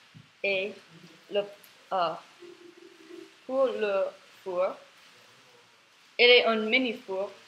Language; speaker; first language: French; non-native, learner; English